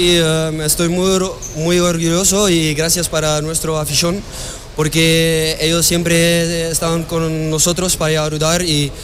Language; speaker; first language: Spanish; non-native, learner; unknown